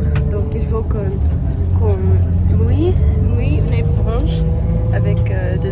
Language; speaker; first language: French; non-native, learner; English